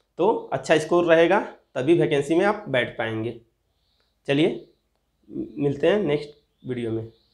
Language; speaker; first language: Hindi; native; Hindi